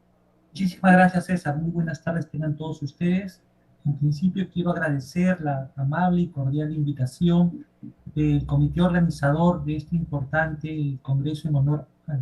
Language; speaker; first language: Spanish; native; Spanish